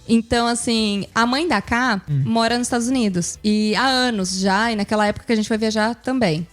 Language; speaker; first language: Portuguese; native; Portuguese